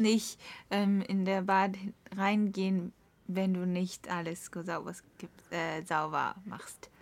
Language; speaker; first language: German; non-native, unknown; Japanese